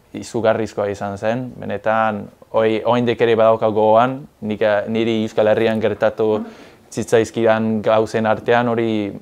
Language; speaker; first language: Basque; non-native, fluent; English